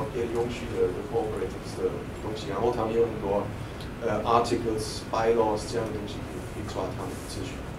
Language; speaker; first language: Chinese; non-native, fluent; German